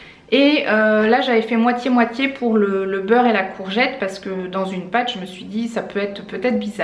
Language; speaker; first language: French; native; French